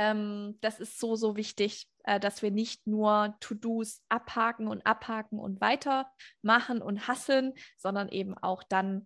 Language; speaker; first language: German; native; German